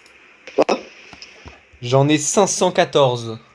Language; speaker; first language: French; native; French